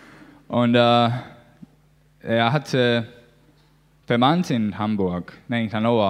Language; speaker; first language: German; non-native, learner; Latvian